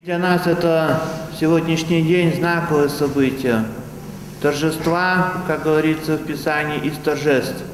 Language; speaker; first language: Russian; native; Russian